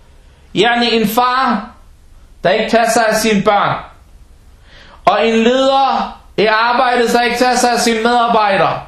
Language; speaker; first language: Danish; early bilingual, other home language; Arabic